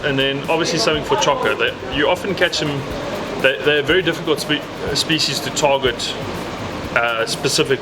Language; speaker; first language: English; native; English